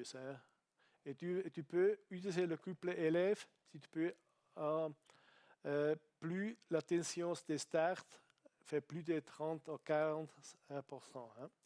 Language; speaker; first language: French; non-native, learner; Italian